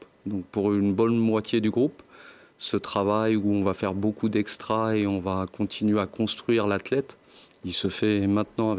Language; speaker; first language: French; native; French